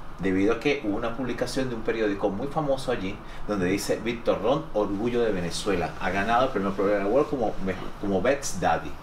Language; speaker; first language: Spanish; native; Spanish